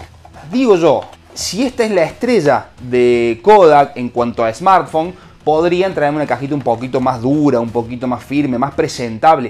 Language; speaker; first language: Spanish; native; Spanish